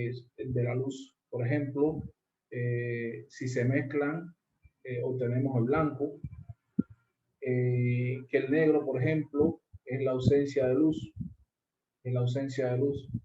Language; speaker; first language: Spanish; native; Spanish